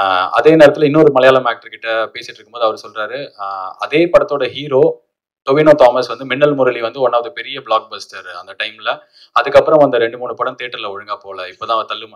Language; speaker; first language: Tamil; native; Tamil